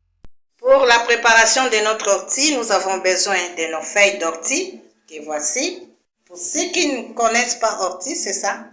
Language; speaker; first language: French; non-native, local second language; Lingala